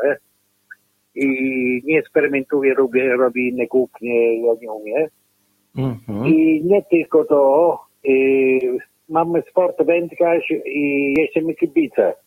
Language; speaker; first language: Polish; non-native, learner; Italian